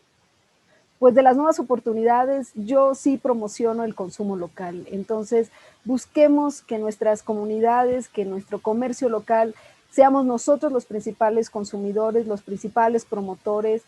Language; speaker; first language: Spanish; native; Spanish